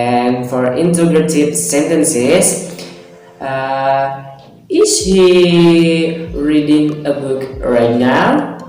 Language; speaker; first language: English; non-native, learner; Indonesian